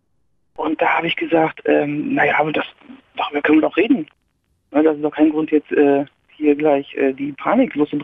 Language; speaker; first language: German; native; German